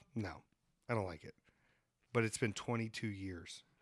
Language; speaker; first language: English; native; English